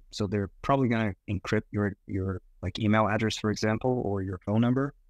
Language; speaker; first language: English; non-native, fluent; Portuguese